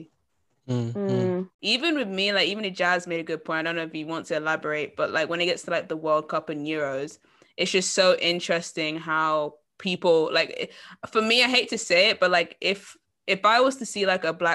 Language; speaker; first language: English; native; English